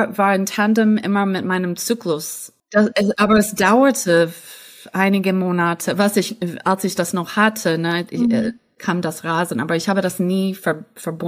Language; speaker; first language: German; non-native, fluent; English